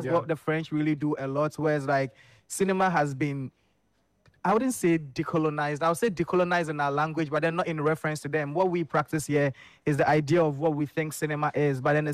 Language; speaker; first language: English; non-native, fluent; French